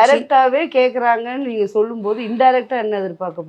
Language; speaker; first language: Tamil; native; Tamil